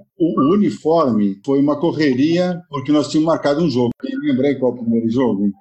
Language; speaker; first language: Portuguese; native; Portuguese